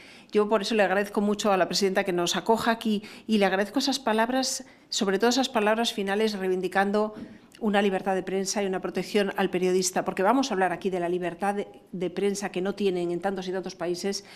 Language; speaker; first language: Spanish; native; Spanish